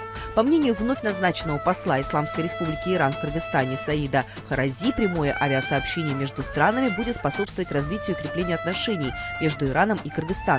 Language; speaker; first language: Russian; native; Russian